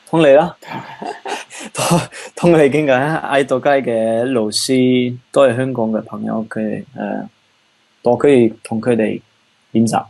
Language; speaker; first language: Cantonese; non-native, learner; Dutch